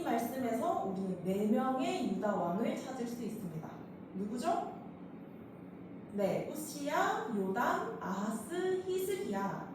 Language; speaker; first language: Korean; native; Korean